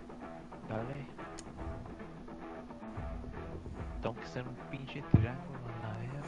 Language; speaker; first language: Spanish; early bilingual, other home language; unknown